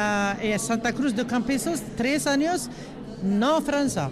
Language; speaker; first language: Spanish; non-native, learner; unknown